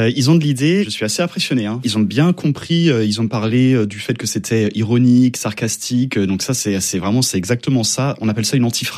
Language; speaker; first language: French; native; French